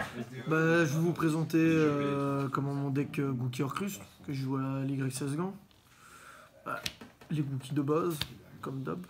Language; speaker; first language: French; native; French